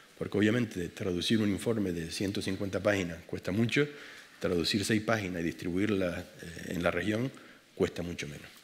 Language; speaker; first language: Spanish; native; Spanish